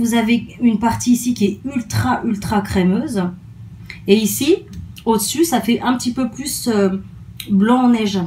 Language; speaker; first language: French; native; French